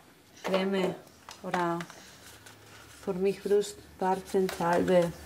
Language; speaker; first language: German; non-native, learner; Spanish